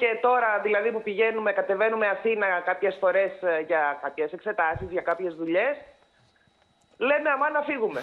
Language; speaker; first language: Greek; native; Greek